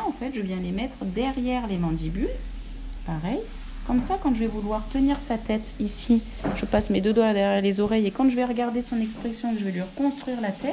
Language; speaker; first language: French; native; French